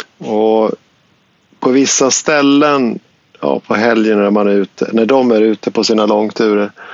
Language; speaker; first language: Swedish; native; Swedish